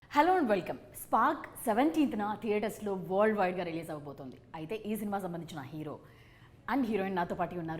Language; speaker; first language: Telugu; native; Telugu